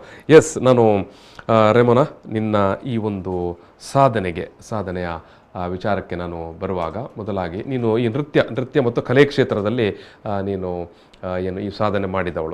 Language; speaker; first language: Kannada; native; Kannada